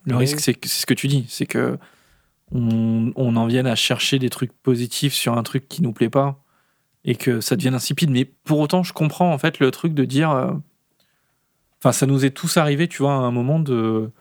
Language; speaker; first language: French; native; French